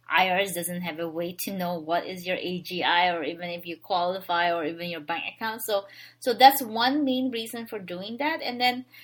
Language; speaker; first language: English; non-native, local second language; Filipino